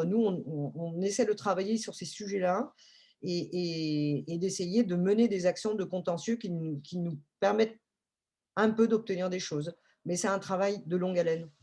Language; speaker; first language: French; native; French